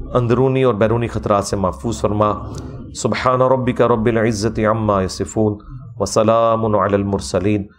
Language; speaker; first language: Urdu; non-native, local second language; Punjabi